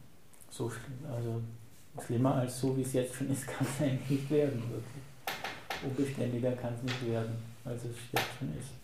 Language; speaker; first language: German; native; German